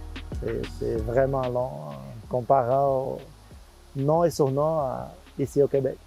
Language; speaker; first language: French; non-native, fluent; Portuguese